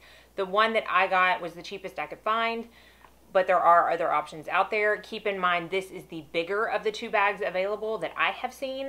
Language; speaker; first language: English; native; English